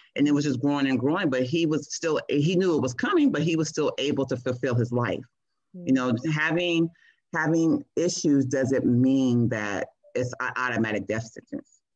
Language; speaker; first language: English; native; English